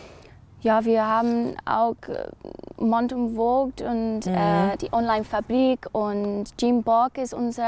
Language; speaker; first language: German; non-native, learner; English